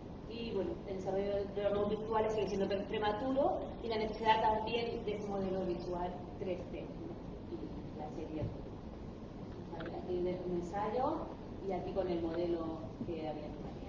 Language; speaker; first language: Spanish; native; Spanish